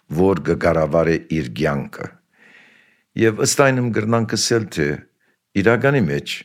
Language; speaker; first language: Armenian; early bilingual, heritage; Armenian